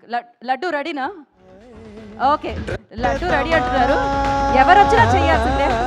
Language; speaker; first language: Telugu; native; Telugu